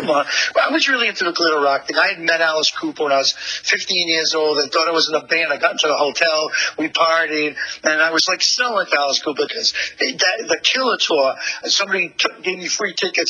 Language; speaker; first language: English; native; English